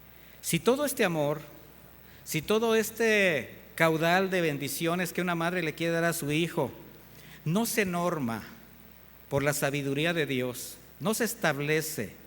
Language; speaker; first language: Spanish; native; Spanish